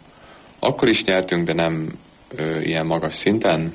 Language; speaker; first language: Hungarian; early bilingual, heritage; Hungarian